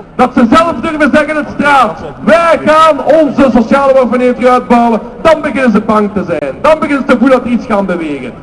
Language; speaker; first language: Dutch; non-native, local second language; French